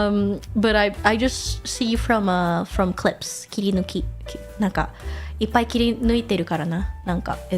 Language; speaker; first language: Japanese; non-native, fluent; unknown